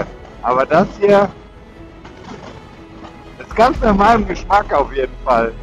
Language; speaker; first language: German; native; German